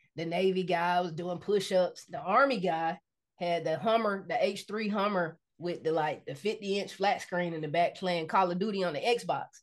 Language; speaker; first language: English; native; English